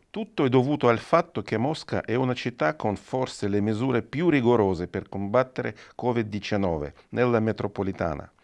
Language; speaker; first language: Italian; non-native, fluent; Russian